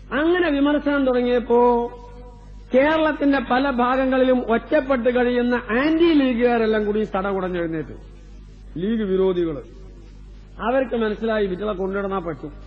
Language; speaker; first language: Malayalam; native; Malayalam